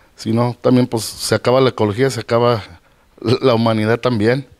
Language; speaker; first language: Spanish; early bilingual, heritage; Spanish